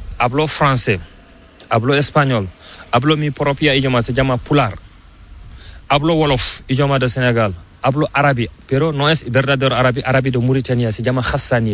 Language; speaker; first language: Spanish; non-native, learner; Fula